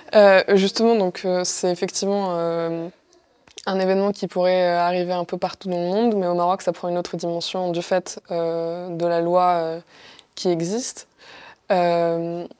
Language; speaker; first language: French; non-native, local second language; Arabic